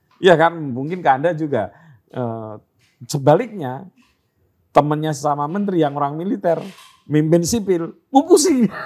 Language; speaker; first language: Indonesian; native; Indonesian